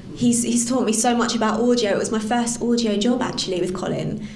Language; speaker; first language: English; native; English